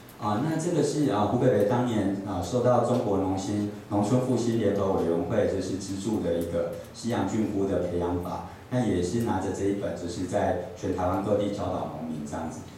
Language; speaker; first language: Chinese; native; Chinese